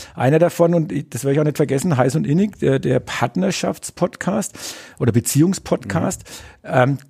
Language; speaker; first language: German; native; German